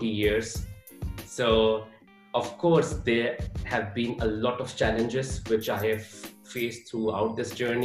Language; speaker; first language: English; non-native, local second language; Urdu